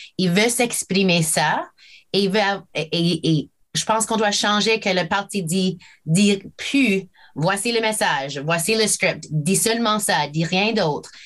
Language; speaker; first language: French; non-native, local second language; English